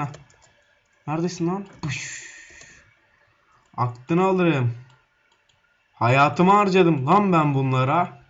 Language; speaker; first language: Turkish; native; Turkish